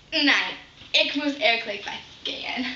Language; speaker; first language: German; non-native, learner; English